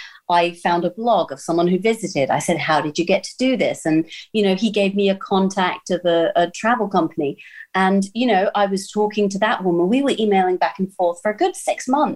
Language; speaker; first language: English; native; English